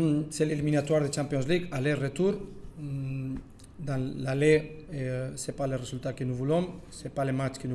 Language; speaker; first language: French; non-native, learner; Spanish